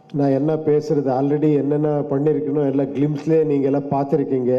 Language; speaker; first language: Tamil; non-native, fluent; Kannada